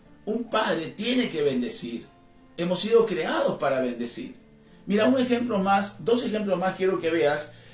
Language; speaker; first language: Spanish; native; Spanish